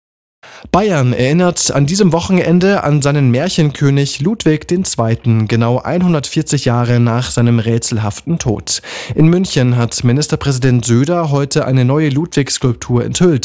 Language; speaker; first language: German; native; German